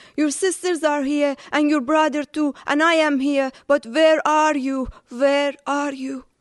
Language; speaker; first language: English; non-native, fluent; Persian